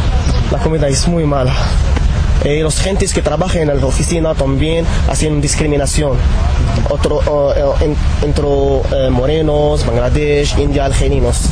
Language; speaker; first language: Spanish; non-native, learner; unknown